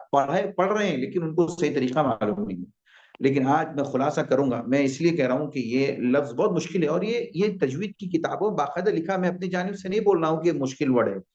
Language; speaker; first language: Urdu; native; Urdu